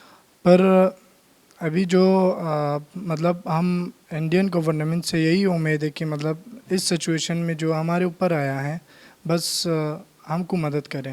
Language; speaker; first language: Hindi; non-native, learner; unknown